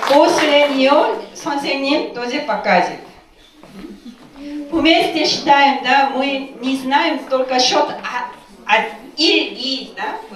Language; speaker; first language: Russian; non-native, fluent; Korean